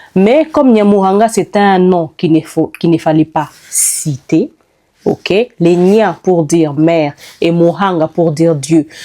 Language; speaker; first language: French; non-native, local second language; Nande